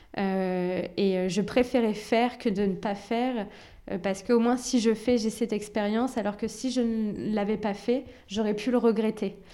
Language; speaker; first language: French; early bilingual, other home language; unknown